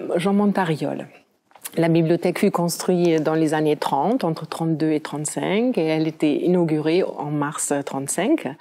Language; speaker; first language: French; non-native, fluent; German